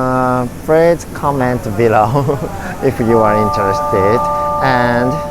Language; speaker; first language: English; non-native, learner; Japanese